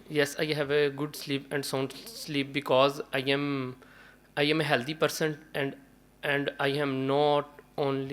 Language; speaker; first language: English; non-native, learner; Urdu